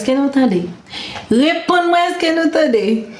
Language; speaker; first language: French; non-native, learner; Haitian Creole